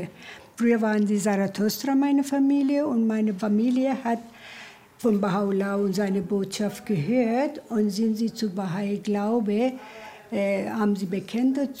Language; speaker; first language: German; early bilingual, other home language; Persian